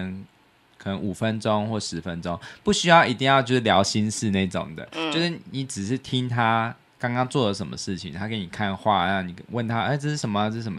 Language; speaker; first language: Chinese; native; Chinese